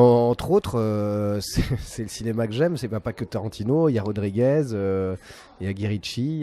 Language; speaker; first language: French; native; French